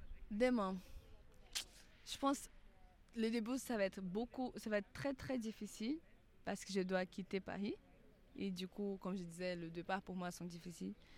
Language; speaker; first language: French; non-native, fluent; Portuguese